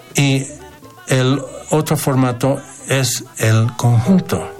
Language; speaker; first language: Spanish; non-native, fluent; English